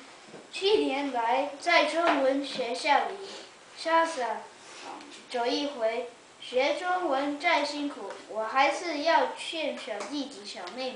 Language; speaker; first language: Chinese; early bilingual, heritage; Chinese